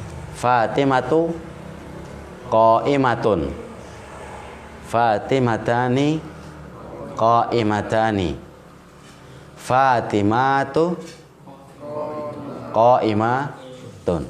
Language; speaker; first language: Arabic; non-native, fluent; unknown